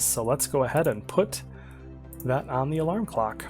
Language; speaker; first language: English; native; English